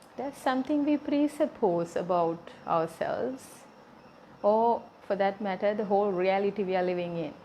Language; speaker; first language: English; non-native, local second language; Sinhala